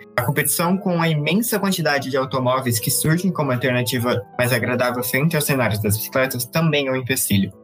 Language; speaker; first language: Portuguese; native; Portuguese